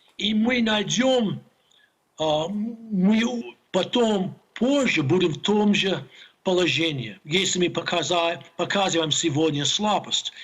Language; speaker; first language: Russian; non-native, fluent; English